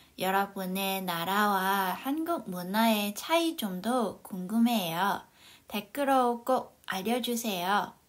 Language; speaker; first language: Korean; non-native, fluent; Cantonese